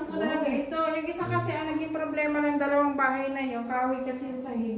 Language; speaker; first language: Filipino; native; Filipino